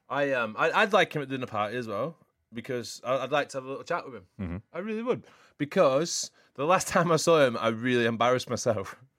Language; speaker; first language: English; native; English